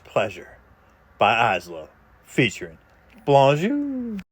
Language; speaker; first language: English; native; English